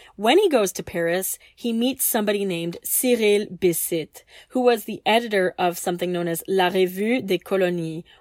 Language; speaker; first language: English; native; English